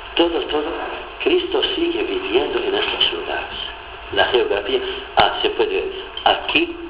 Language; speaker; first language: Spanish; non-native, fluent; Arabic